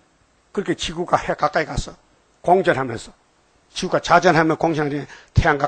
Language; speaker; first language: Korean; native; Korean